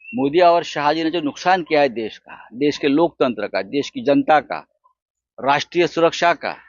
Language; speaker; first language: Hindi; non-native, local second language; Marathi